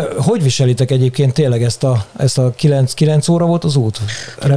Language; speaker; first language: Hungarian; native; Hungarian